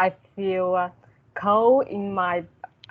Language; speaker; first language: English; non-native, learner; Vietnamese